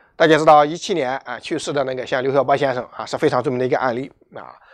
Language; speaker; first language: Chinese; native; Chinese